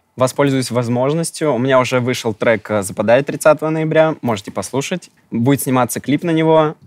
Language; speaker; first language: Russian; native; Russian